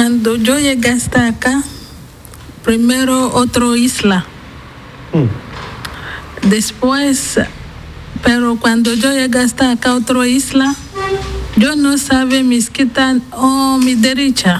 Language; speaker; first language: Spanish; non-native, learner; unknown